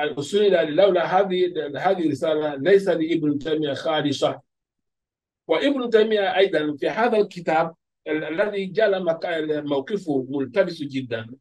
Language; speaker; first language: Arabic; non-native, fluent; Urdu